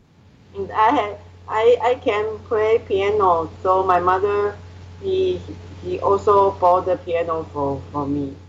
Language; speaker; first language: English; non-native, learner; Chinese